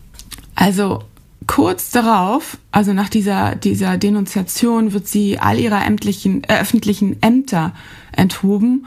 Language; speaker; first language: German; native; German